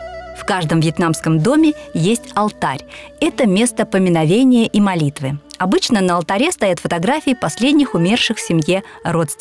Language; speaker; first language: Russian; native; Russian